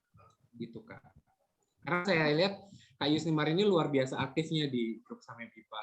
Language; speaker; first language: Indonesian; native; Indonesian